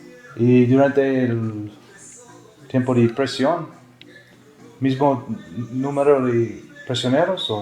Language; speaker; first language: Spanish; non-native, learner; English